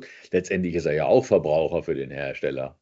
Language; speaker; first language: German; native; German